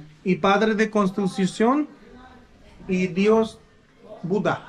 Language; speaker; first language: Portuguese; non-native, learner; Hindi